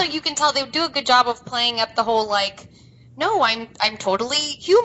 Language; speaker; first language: English; native; English